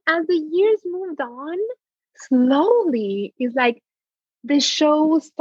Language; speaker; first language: English; non-native, fluent; Spanish